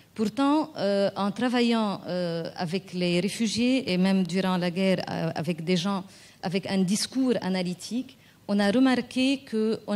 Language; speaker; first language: French; non-native, local second language; Arabic